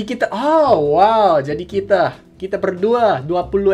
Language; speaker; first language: Indonesian; non-native, fluent; English